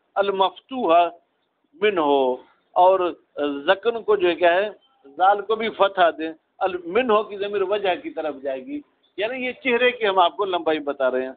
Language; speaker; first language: Urdu; non-native, local second language; Sindhi